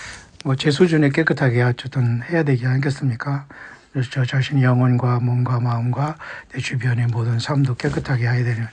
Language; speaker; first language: Korean; native; Korean